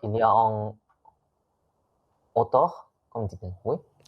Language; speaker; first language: French; non-native, learner; Indonesian